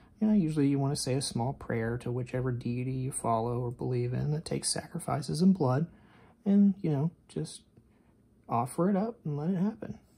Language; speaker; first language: English; native; English